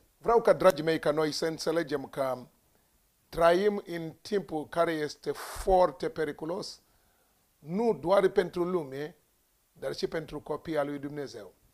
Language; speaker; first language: Romanian; non-native, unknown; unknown